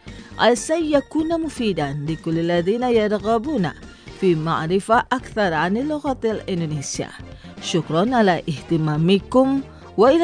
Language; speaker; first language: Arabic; non-native, fluent; Indonesian